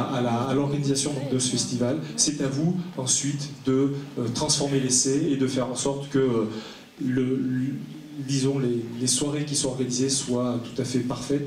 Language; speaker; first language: French; native; French